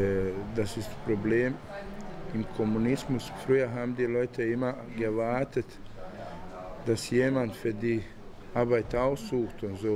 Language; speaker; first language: German; non-native, learner; Bosnian